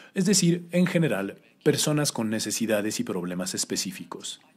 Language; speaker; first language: Spanish; non-native, fluent; English